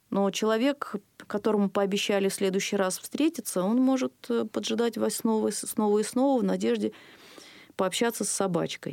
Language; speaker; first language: Russian; native; Russian